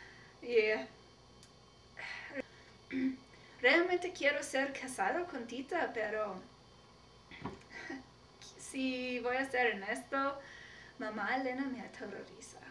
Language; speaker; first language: Spanish; non-native, learner; English